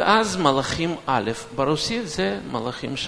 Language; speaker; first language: Hebrew; non-native, fluent; Russian